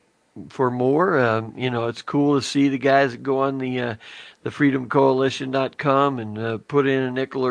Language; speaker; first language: English; native; English